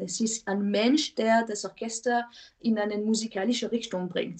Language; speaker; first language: German; non-native, fluent; French